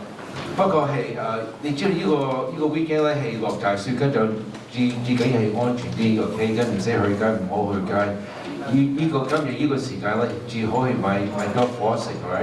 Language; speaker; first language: Cantonese; early bilingual, heritage; English